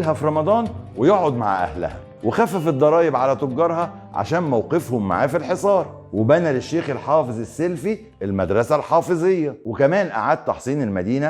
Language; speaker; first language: Arabic; native; Arabic